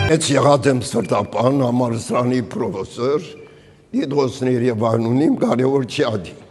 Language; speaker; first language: Armenian; early bilingual, heritage; Armenian